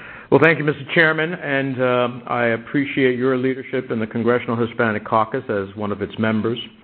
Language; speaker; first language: English; early bilingual, other home language; Spanish